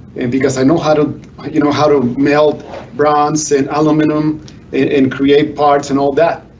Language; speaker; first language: English; non-native, fluent; Spanish